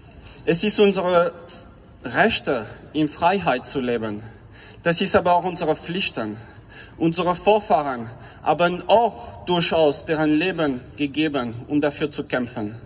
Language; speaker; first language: German; non-native, fluent; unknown